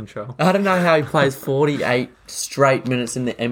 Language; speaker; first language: English; native; English